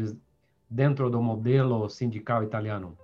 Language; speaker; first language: Spanish; non-native, fluent; Portuguese